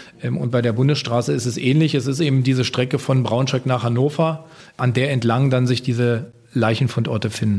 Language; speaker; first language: German; native; German